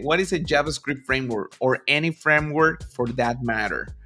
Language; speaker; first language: English; non-native, fluent; Spanish